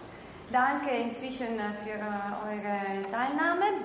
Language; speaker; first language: German; non-native, local second language; Italian